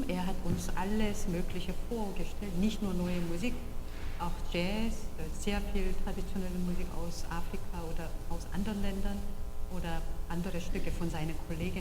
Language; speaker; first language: German; non-native, fluent; Korean